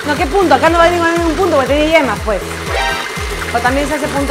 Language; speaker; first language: Spanish; native; Spanish